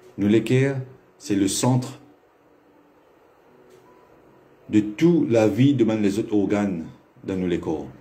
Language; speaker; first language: French; non-native, local second language; Morisyen